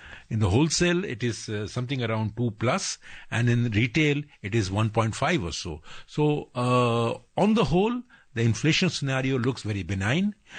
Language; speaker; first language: English; non-native, local second language; Bangla